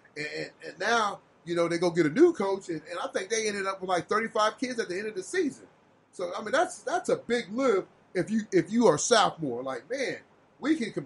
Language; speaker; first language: English; native; English